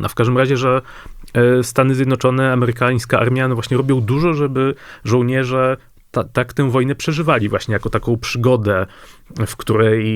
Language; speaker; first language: Polish; native; Polish